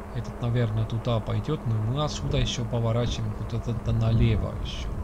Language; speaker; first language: Russian; non-native, learner; Estonian